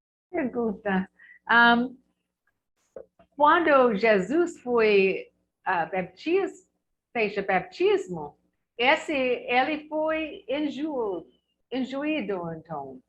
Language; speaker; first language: Portuguese; non-native, learner; English